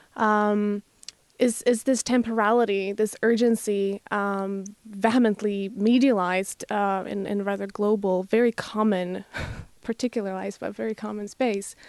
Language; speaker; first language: English; non-native, fluent; Slovak